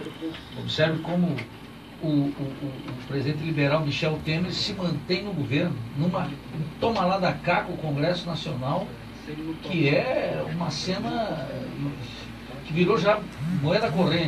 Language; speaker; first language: Portuguese; native; Portuguese